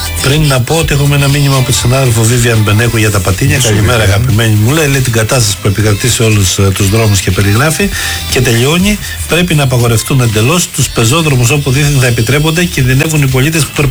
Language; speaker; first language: Greek; native; Greek